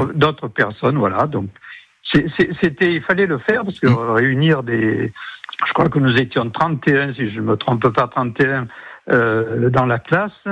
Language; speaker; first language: French; native; French